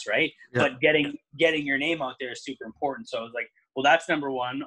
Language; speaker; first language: English; native; English